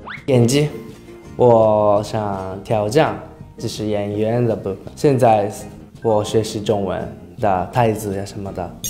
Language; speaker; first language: Chinese; non-native, learner; Japanese